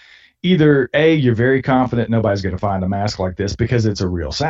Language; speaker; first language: English; native; English